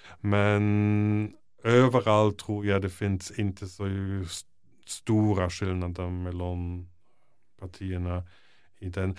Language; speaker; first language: Norwegian; non-native, fluent; German